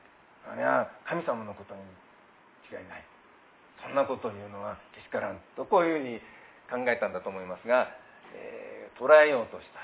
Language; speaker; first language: Japanese; native; Japanese